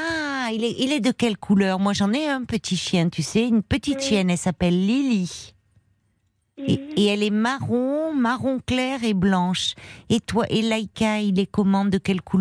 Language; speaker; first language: French; native; French